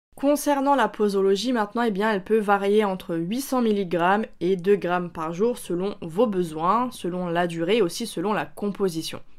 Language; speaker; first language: French; native; French